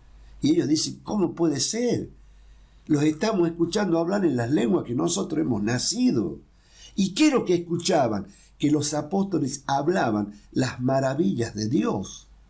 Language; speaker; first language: Spanish; native; Spanish